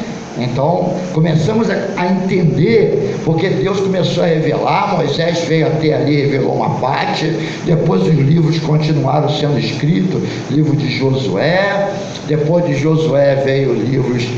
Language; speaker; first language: Portuguese; native; Portuguese